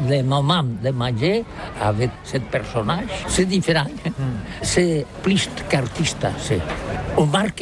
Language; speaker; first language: French; non-native, learner; Catalan